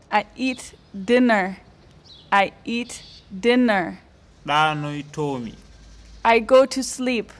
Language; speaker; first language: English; non-native, learner; Fula